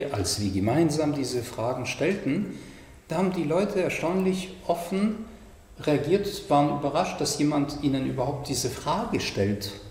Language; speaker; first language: German; non-native, fluent; French